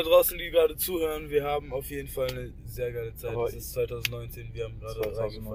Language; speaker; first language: German; native; German